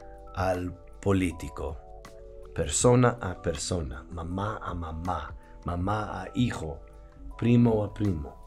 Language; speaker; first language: Spanish; non-native, fluent; English